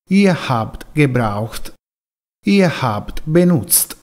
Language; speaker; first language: German; non-native, fluent; Italian